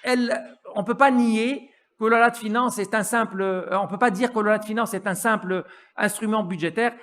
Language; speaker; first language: French; non-native, local second language; Arabic